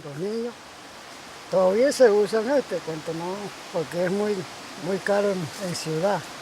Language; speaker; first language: Spanish; non-native, local second language; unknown